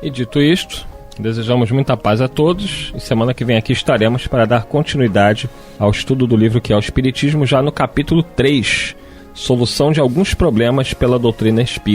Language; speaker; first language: Portuguese; native; Portuguese